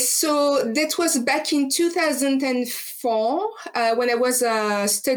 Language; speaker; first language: English; non-native, fluent; French